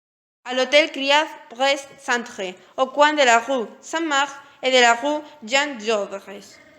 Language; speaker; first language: French; non-native, learner; Spanish